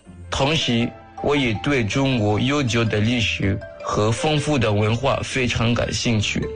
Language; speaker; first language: Chinese; non-native, fluent; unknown